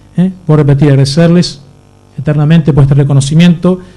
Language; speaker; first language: Spanish; native; Spanish